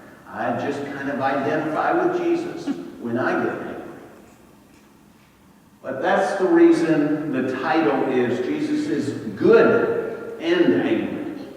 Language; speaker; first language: English; native; English